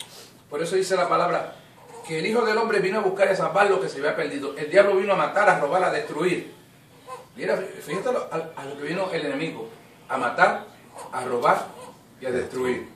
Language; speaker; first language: Spanish; native; Spanish